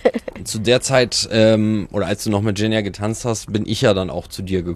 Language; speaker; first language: German; native; German